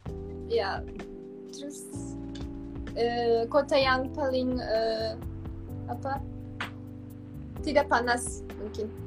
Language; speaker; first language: Indonesian; non-native, fluent; Turkish